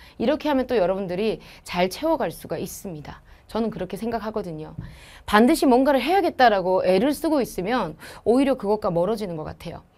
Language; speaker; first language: Korean; native; Korean